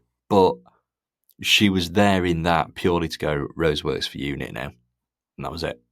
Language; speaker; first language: English; native; English